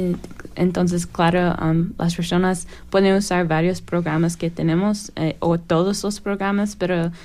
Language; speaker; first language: Spanish; non-native, learner; English